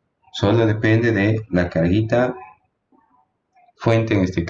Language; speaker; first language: Spanish; native; Spanish